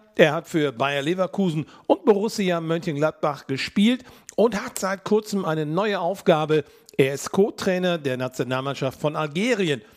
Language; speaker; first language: German; native; German